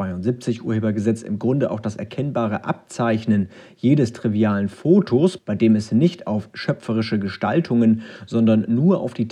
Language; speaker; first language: German; native; German